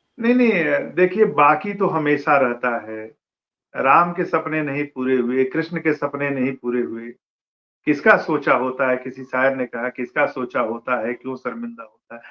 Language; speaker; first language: Hindi; non-native, local second language; Bhojpuri